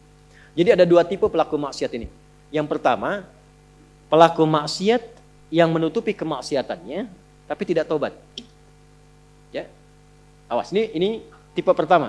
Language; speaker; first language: Indonesian; native; Indonesian